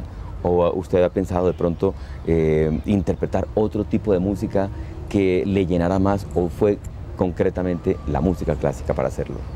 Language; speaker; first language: Spanish; native; Spanish